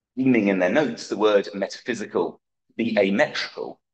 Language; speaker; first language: English; native; English